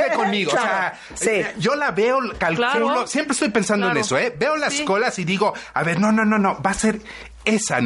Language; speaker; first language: Spanish; native; Spanish